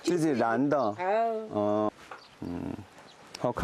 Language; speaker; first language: Chinese; non-native, fluent; Korean